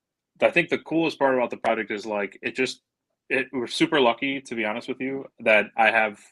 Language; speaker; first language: English; native; English